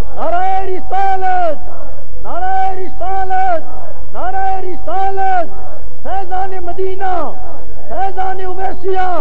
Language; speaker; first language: Urdu; non-native, local second language; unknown